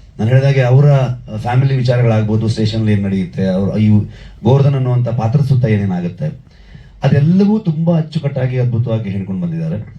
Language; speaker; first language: Kannada; native; Kannada